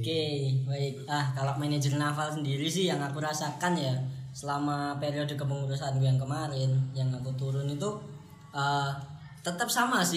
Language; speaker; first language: Indonesian; native; Indonesian